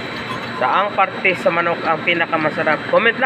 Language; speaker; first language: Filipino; non-native, local second language; Cebuano